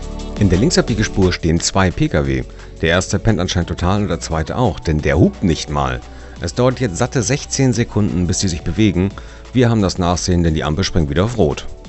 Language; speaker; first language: German; native; German